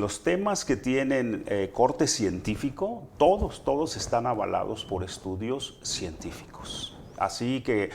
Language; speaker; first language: Spanish; native; Spanish